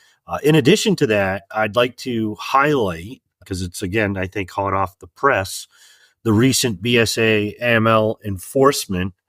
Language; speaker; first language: English; native; English